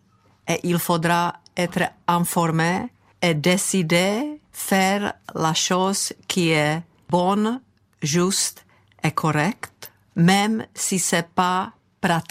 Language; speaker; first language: French; non-native, fluent; Czech